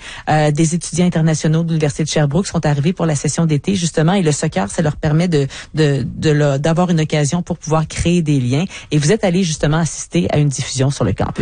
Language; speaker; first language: French; native; French